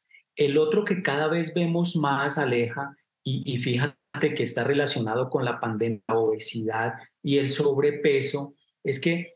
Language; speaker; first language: Spanish; native; Spanish